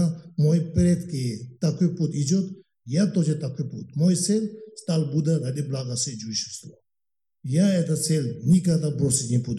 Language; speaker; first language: Russian; non-native, learner; Tibetan